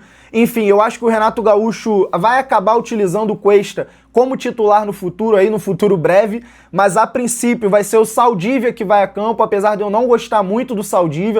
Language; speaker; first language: Portuguese; native; Portuguese